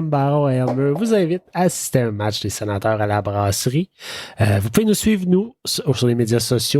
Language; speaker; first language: French; native; French